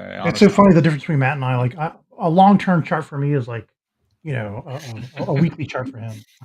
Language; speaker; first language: English; native; English